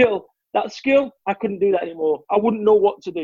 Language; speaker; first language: English; native; English